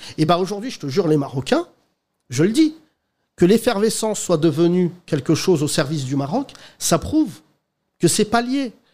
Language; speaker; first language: French; native; French